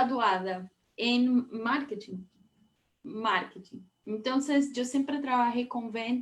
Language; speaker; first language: Spanish; non-native, fluent; Portuguese